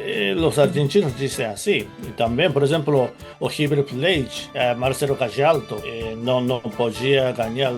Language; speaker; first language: Portuguese; non-native, fluent; Japanese